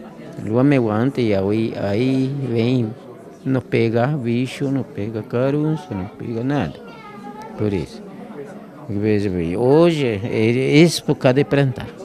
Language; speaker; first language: Portuguese; non-native, local second language; Guarani